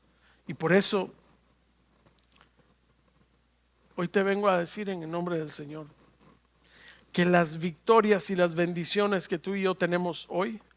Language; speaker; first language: Spanish; native; Spanish